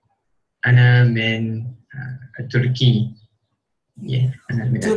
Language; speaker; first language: Arabic; non-native, learner; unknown